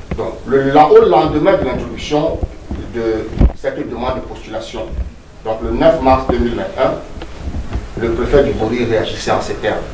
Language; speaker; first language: French; non-native, local second language; Duala